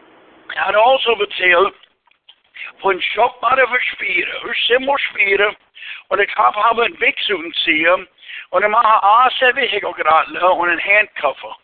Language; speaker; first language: German; early bilingual, heritage; Pennsylvania German